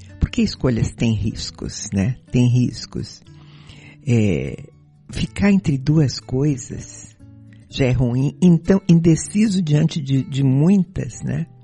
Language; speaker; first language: Portuguese; native; Portuguese